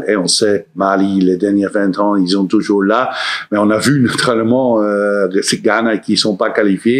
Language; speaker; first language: French; non-native, learner; Dutch